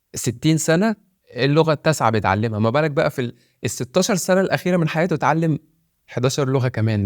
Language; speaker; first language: Arabic; native; Arabic